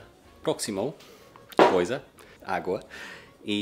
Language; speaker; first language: Portuguese; non-native, learner; English